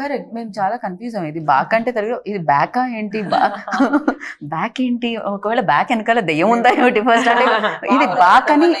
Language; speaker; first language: Telugu; native; Telugu